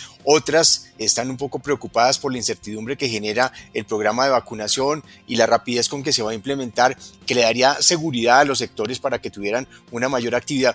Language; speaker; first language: Spanish; native; Spanish